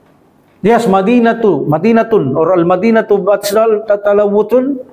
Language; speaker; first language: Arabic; non-native, fluent; Filipino